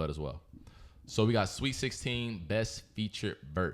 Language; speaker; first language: English; native; English